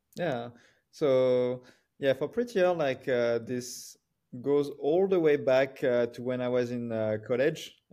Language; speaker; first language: English; non-native, fluent; French